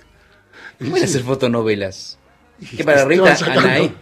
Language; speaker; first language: Spanish; native; Spanish